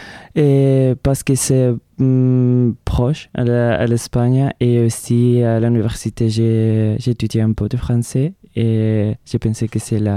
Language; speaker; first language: French; non-native, learner; Spanish